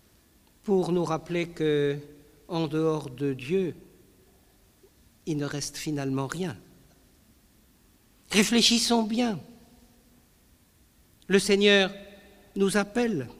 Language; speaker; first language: French; native; French